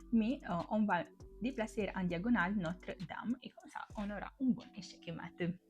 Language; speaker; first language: French; non-native, fluent; Italian